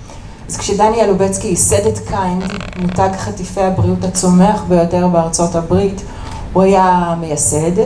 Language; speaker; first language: Hebrew; native; Hebrew